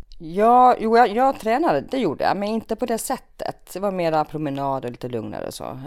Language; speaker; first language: Swedish; early bilingual, other home language; Finnish